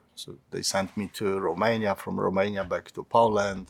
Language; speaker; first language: English; non-native, fluent; Polish